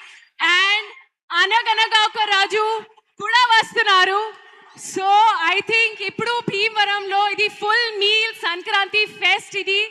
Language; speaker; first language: Telugu; non-native, learner; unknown